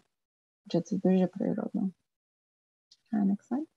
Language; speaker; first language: Ukrainian; non-native, fluent; English